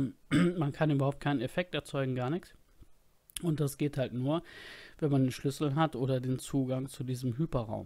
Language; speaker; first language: German; native; German